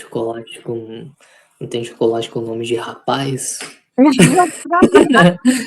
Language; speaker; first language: Portuguese; non-native, fluent; Spanish